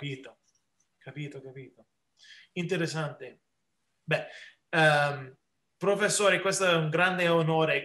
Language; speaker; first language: Italian; early bilingual, heritage; English